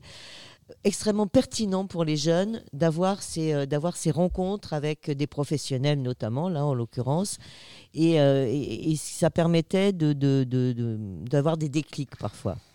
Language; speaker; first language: French; native; French